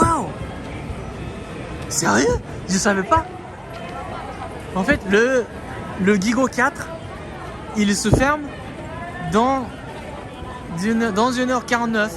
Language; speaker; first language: French; non-native, fluent; Japanese